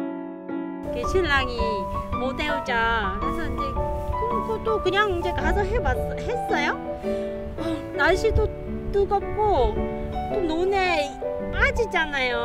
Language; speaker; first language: Korean; non-native, fluent; Vietnamese